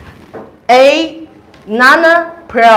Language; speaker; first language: English; non-native, learner; Chinese